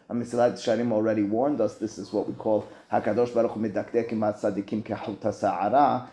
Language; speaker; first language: English; native; English